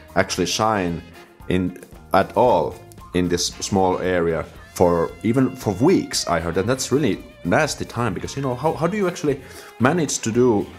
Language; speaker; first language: English; non-native, fluent; Finnish